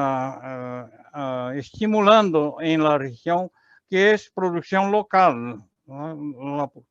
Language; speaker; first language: Spanish; non-native, learner; Portuguese